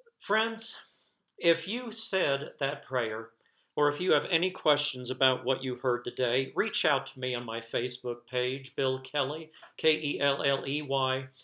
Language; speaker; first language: English; native; English